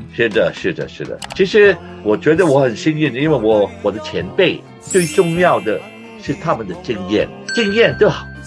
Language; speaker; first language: Chinese; non-native, local second language; Cantonese